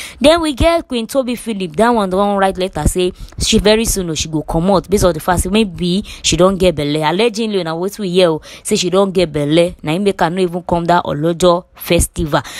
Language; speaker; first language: Nigerian Pidgin; non-native, local second language; Yoruba